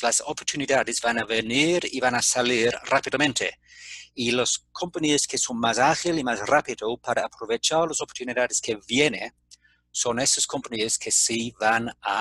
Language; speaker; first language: Spanish; non-native, fluent; English